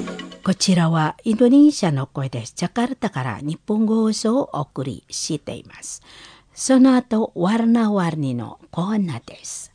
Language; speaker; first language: Japanese; non-native, fluent; Indonesian